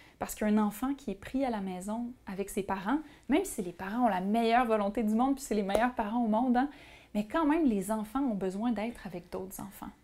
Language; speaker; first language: French; native; French